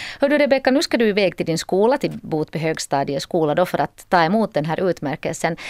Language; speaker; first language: Swedish; native; Swedish